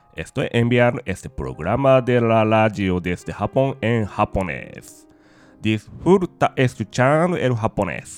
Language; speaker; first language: Spanish; non-native, learner; Japanese